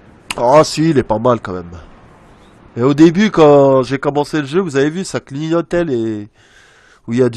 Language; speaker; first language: French; native; French